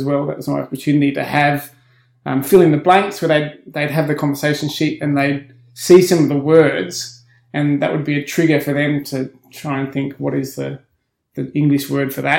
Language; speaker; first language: English; native; English